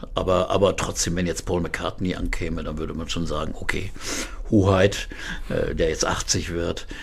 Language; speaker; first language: German; native; German